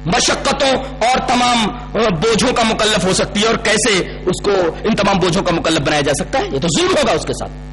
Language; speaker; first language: Urdu; native; Urdu